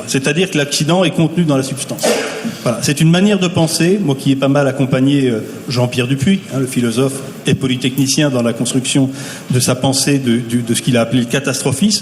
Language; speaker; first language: French; native; French